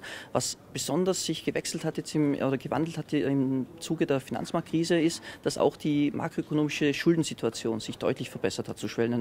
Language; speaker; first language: German; native; German